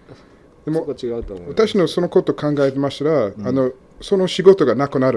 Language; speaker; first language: Japanese; non-native, learner; English